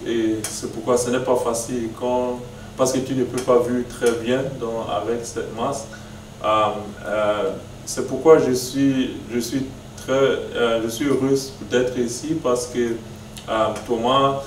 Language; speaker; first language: French; non-native, learner; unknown